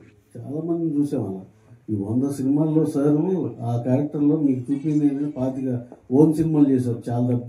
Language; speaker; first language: Telugu; native; Telugu